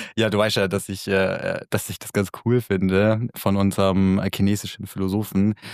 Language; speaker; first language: German; native; German